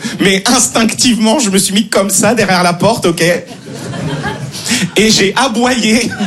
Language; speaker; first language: French; native; French